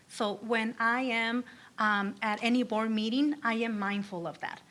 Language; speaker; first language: English; early bilingual, other home language; Spanish